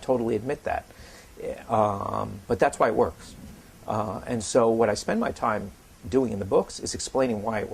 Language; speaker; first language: English; native; English